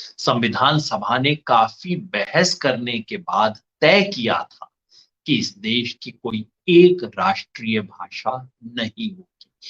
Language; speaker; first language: Hindi; native; Hindi